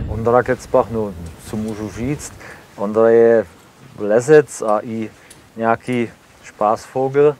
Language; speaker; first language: Czech; non-native, learner; German